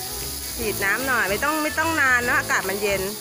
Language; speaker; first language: Thai; native; Thai